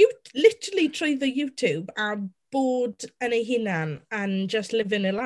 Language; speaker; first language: Welsh; non-native, local second language; English